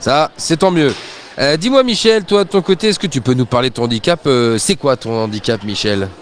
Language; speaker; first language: French; native; French